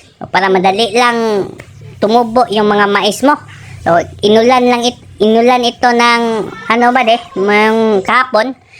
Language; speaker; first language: Filipino; native; Filipino